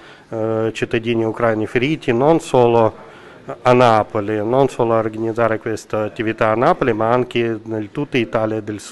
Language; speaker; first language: Italian; non-native, learner; Ukrainian